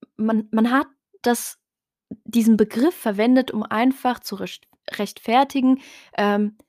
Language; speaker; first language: German; early bilingual, other home language; Riffian